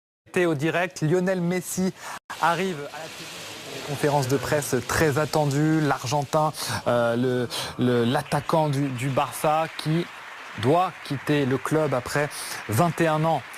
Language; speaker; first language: French; native; French